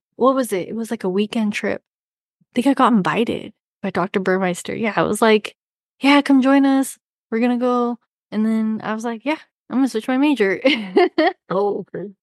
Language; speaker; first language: English; native; English